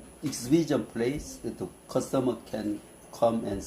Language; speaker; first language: English; non-native, learner; Korean